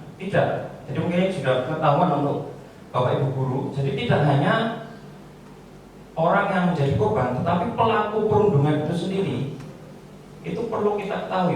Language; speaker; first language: Indonesian; native; Indonesian